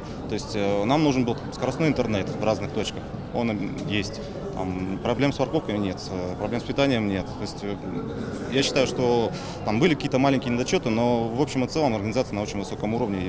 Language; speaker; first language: Russian; native; Russian